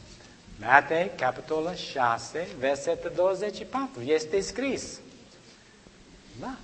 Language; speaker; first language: Romanian; non-native, learner; English